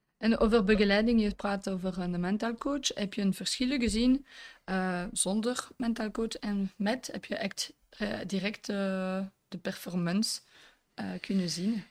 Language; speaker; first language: Dutch; non-native, local second language; French